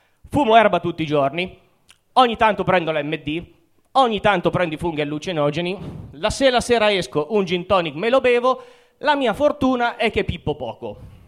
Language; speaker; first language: Italian; native; Italian